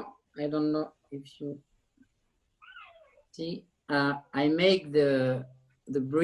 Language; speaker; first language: English; non-native, learner; French